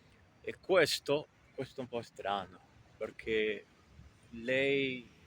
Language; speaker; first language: Italian; non-native, fluent; Portuguese